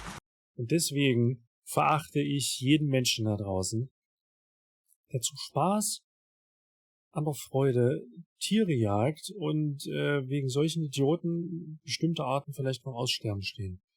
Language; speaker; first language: German; native; German